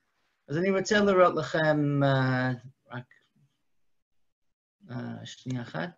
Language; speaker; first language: Hebrew; non-native, fluent; English